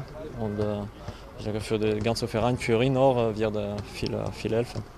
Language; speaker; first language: German; non-native, learner; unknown